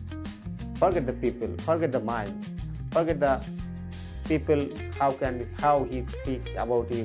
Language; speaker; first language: English; non-native, learner; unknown